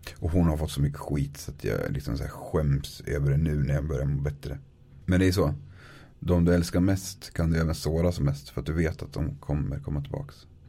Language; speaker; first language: Swedish; native; Swedish